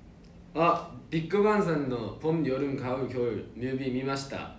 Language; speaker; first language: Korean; non-native, fluent; Japanese